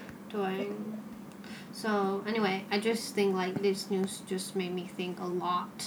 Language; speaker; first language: English; non-native, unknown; Chinese